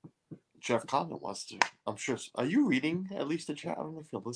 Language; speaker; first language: English; native; English